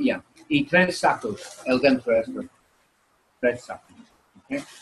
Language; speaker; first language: Spanish; non-native, learner; English